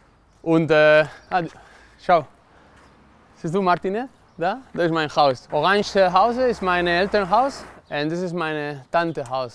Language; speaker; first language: German; non-native, learner; Spanish